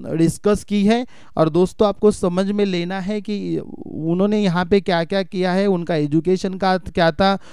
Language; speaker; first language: Hindi; non-native, local second language; Marathi